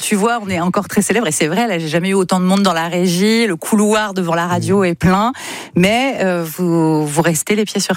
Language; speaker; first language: French; native; French